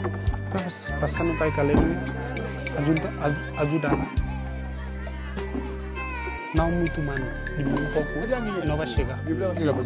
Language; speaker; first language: Portuguese; non-native, learner; Vietnamese